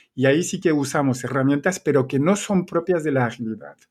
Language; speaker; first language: Spanish; non-native, fluent; French